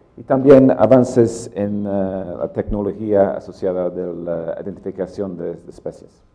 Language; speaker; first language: Spanish; non-native, learner; English